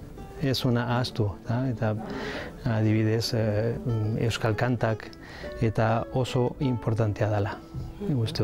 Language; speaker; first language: Basque; non-native, learner; Spanish